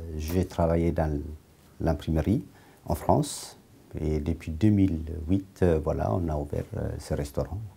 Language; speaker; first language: French; non-native, fluent; Amharic